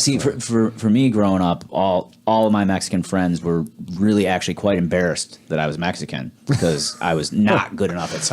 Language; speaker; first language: English; native; English